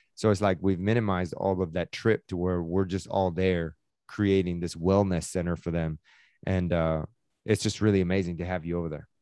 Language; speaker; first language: English; early bilingual, other home language; Persian